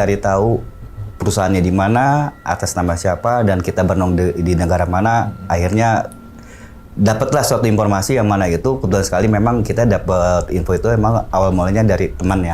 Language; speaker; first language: Indonesian; native; Indonesian